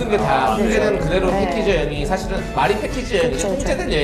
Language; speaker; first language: Korean; native; Korean